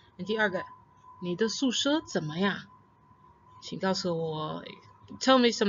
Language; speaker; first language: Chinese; non-native, fluent; English